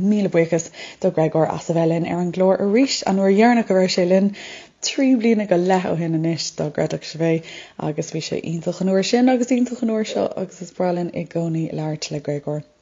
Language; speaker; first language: Irish; non-native, local second language; English